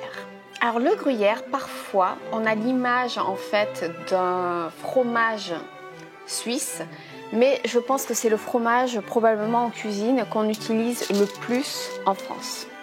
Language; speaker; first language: French; native; French